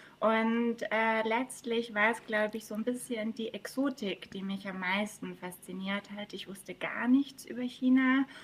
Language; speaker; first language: German; native; German